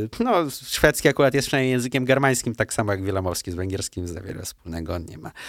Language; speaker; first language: Polish; early bilingual, heritage; Russian